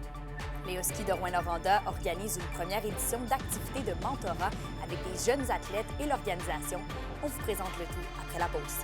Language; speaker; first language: French; native; French